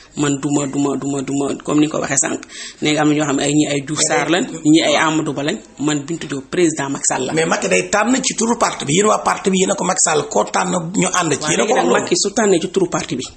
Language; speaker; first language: Wolof; native; Wolof